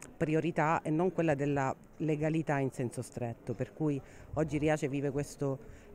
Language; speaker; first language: Italian; native; Italian